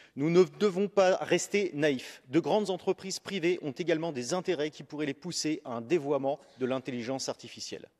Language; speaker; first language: French; native; French